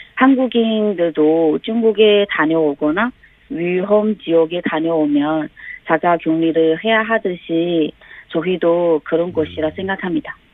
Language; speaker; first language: Korean; non-native, fluent; Chinese